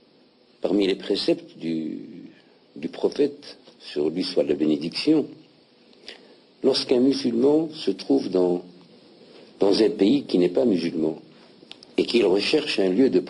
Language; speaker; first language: French; non-native, local second language; Arabic